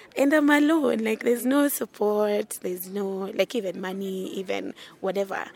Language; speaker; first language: English; non-native, local second language; Luo (Kenya and Tanzania)